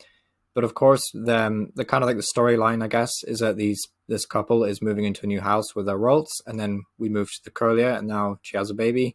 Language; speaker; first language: English; native; English